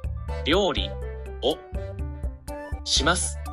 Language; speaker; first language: Japanese; non-native, learner; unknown